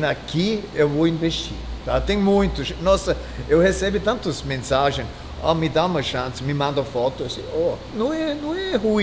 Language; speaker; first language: Portuguese; non-native, fluent; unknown